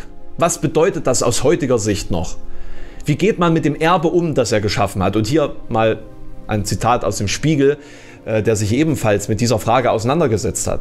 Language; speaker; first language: German; native; German